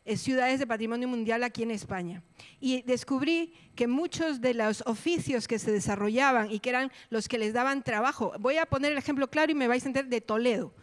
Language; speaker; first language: Spanish; native; Spanish